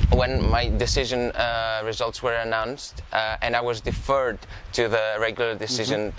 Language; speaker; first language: English; non-native, fluent; Greek